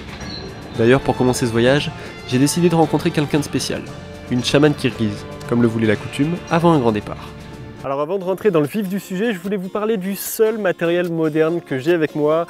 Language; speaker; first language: French; native; French